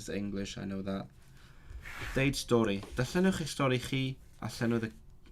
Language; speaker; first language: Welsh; non-native, learner; Cantonese